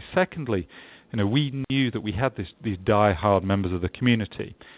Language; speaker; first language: English; native; English